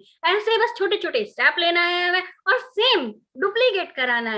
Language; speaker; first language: Hindi; native; Hindi